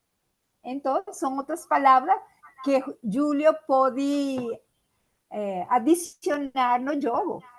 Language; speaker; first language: Portuguese; non-native, fluent; Spanish